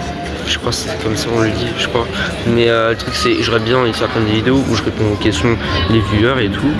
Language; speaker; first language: French; early bilingual, other home language; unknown